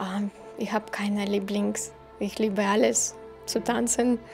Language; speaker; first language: German; non-native, learner; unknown